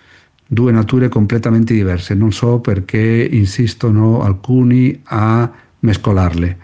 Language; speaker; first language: Italian; non-native, fluent; Spanish